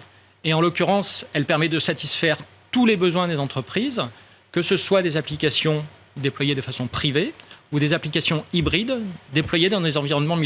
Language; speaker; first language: French; native; French